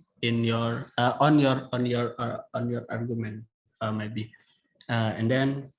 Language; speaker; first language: English; non-native, learner; Indonesian